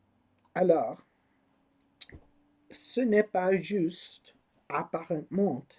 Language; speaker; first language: French; non-native, learner; English